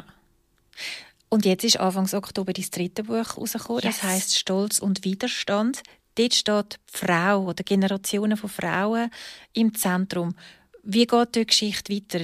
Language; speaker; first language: German; native; German